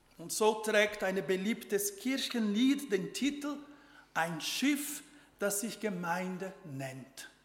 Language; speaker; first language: German; non-native, fluent; Portuguese